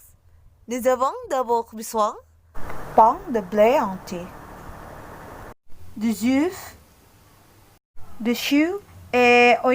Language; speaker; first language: French; non-native, learner; Indonesian